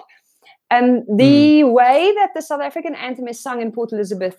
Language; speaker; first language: English; non-native, local second language; Afrikaans